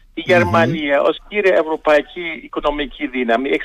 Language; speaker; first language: Greek; non-native, fluent; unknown